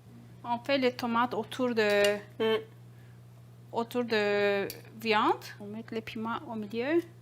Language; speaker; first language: French; non-native, learner; Turkish